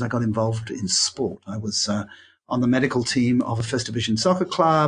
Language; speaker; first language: English; native; English